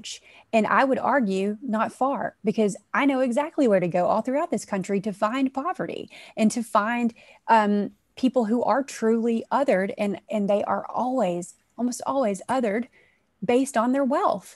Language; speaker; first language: English; native; English